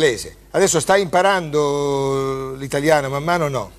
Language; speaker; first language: Italian; native; Italian